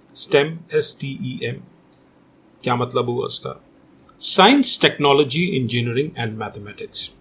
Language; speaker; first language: Hindi; native; Hindi